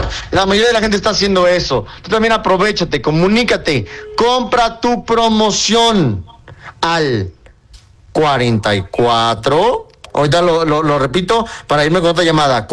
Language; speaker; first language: Spanish; native; Spanish